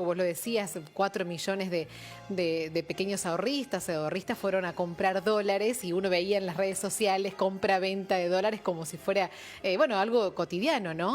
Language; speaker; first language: Spanish; native; Spanish